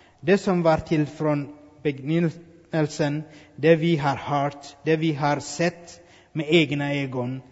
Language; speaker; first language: Swedish; non-native, fluent; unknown